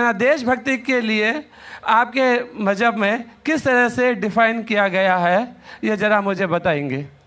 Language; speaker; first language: Hindi; native; Hindi